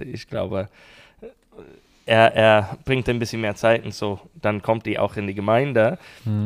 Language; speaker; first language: German; non-native, learner; English